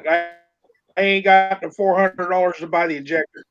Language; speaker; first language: English; native; English